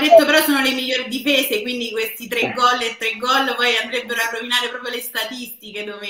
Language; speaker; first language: Italian; native; Italian